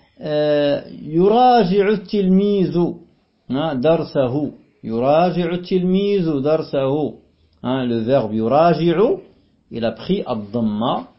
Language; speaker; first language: Arabic; non-native, fluent; French